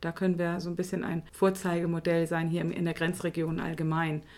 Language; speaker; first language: German; non-native, fluent; Danish